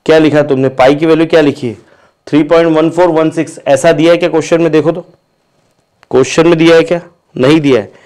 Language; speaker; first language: Hindi; non-native, local second language; Marathi